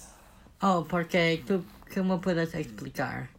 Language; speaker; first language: Spanish; non-native, fluent; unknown